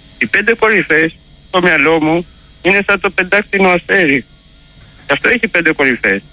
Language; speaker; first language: Greek; early bilingual, heritage; Greek